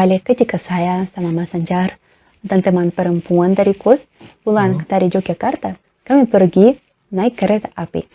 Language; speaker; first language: Indonesian; non-native, learner; Russian